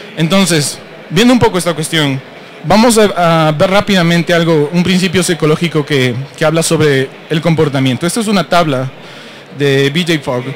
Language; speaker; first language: Spanish; native; Spanish